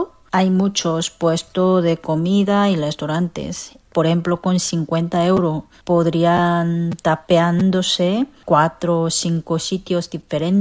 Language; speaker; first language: Spanish; non-native, fluent; Korean